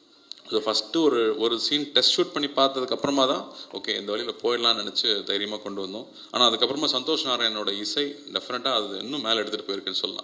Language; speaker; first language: Tamil; native; Tamil